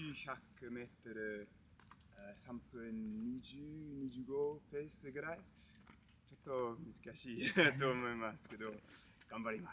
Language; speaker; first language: Japanese; non-native, learner; English